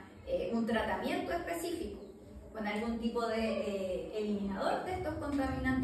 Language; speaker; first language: Spanish; native; Spanish